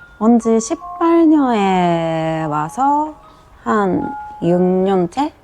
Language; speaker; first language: Korean; non-native, fluent; Japanese